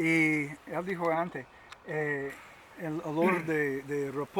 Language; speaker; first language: Spanish; non-native, learner; English